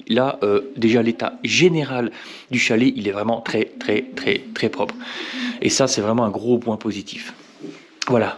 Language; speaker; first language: French; native; French